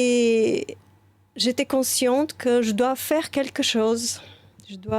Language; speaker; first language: French; non-native, fluent; Bulgarian